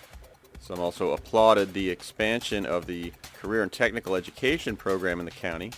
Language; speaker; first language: English; native; English